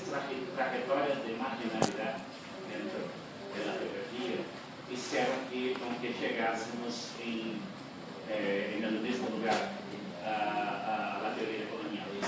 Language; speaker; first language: Spanish; non-native, fluent; Portuguese